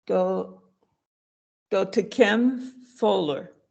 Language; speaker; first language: Albanian; non-native, learner; English